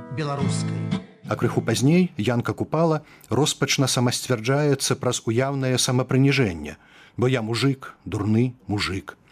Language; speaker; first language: Belarusian; native; Belarusian